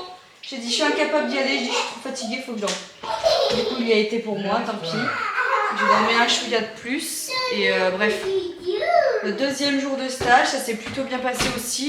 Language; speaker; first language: French; native; French